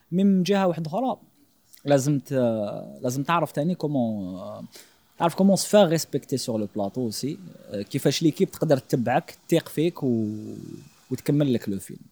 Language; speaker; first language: French; non-native, local second language; Arabic